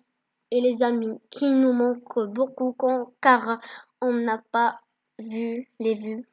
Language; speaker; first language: French; non-native, learner; Arabic